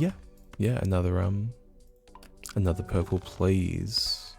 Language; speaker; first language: English; native; English